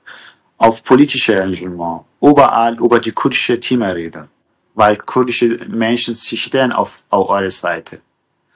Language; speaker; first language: German; non-native, learner; Kurdish